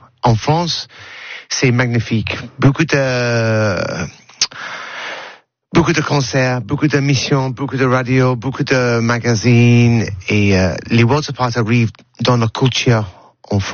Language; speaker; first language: French; non-native, learner; English